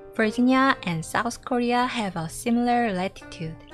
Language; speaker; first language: English; non-native, fluent; Korean